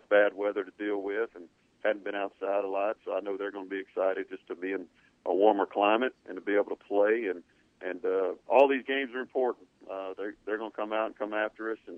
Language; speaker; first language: English; native; English